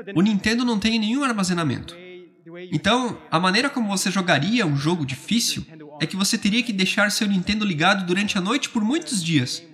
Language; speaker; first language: Portuguese; non-native, fluent; English